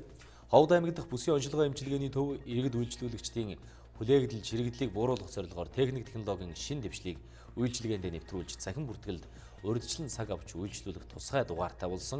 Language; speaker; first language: Mongolian; native; Mongolian